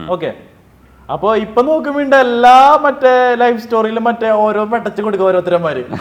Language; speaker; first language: Malayalam; native; Malayalam